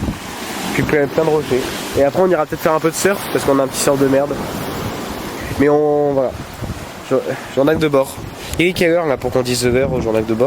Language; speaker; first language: French; native; French